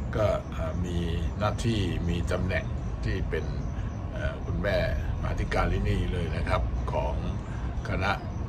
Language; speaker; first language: Thai; native; Thai